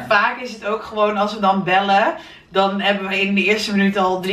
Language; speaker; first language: Dutch; native; Dutch